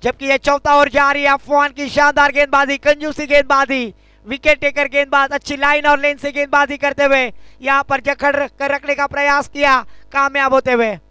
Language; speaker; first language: Hindi; non-native, local second language; Marathi